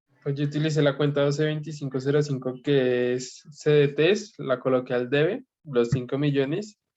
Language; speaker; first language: Spanish; native; Spanish